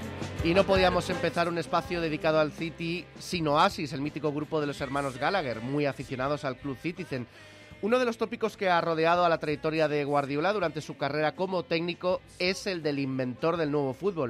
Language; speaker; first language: Spanish; native; Spanish